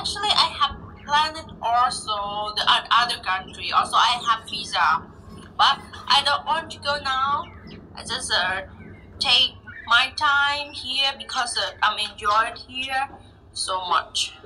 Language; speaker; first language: English; non-native, learner; Thai